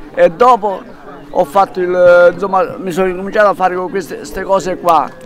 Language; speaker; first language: Italian; native; Italian